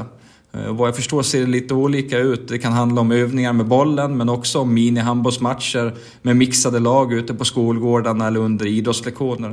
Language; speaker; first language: Swedish; native; Swedish